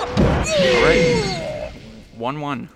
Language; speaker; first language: English; native; English